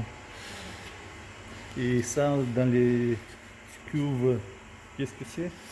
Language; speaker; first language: French; non-native, learner; Russian